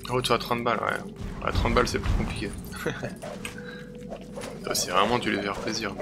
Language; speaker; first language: French; native; French